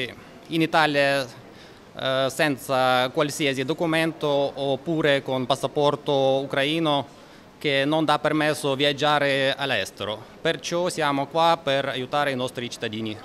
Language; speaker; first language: Italian; non-native, fluent; Ukrainian